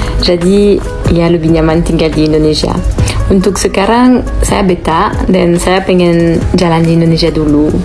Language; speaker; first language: Indonesian; non-native, fluent; French